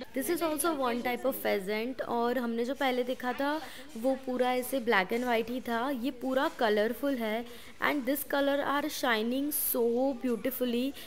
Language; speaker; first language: Hindi; non-native, local second language; Gujarati